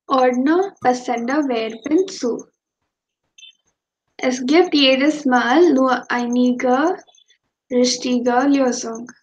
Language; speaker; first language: German; non-native, fluent; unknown